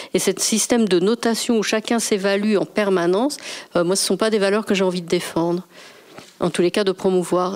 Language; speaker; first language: French; native; French